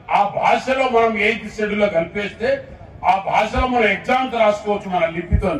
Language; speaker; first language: Telugu; non-native, local second language; Lambadi